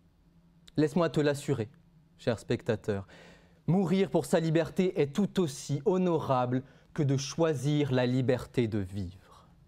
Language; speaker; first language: French; native; French